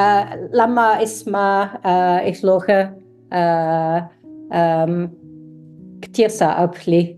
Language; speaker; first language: Arabic; non-native, learner; English